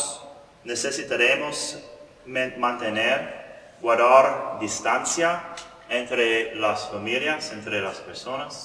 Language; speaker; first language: Spanish; non-native, learner; English